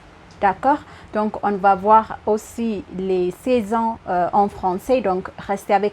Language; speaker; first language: French; non-native, fluent; Amharic